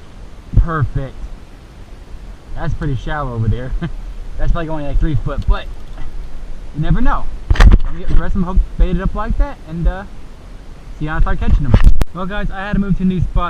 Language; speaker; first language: English; native; English